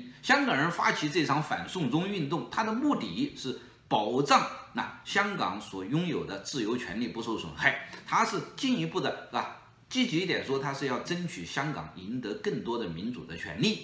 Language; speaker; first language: Chinese; native; Chinese